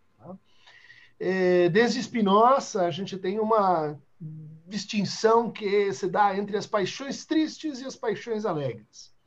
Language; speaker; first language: Portuguese; native; Portuguese